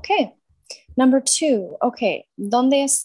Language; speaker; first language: Spanish; non-native, learner; English